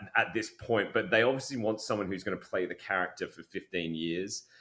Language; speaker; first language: English; native; English